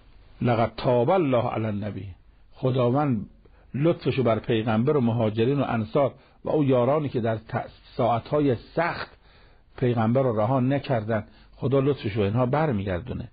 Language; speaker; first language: Persian; native; Persian